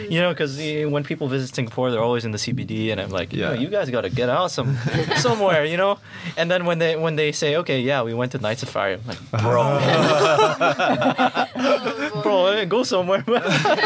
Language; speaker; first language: English; non-native, local second language; Filipino